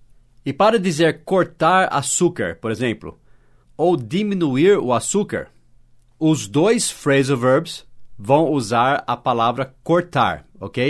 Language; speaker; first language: Portuguese; non-native, fluent; English